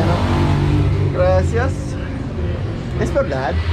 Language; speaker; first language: Spanish; non-native, learner; English